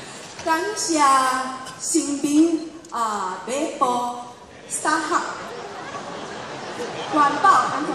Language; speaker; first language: Chinese; non-native, local second language; Min Nan Chinese